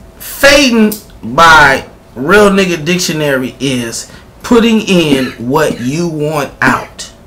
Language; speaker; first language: English; native; English